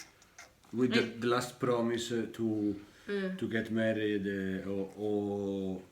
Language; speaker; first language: English; non-native, learner; Italian